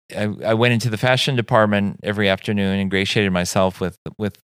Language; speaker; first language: English; native; English